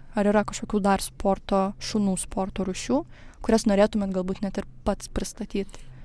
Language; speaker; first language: Lithuanian; native; Lithuanian